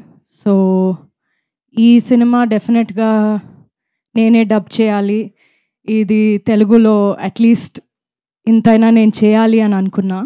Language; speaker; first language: Telugu; non-native, fluent; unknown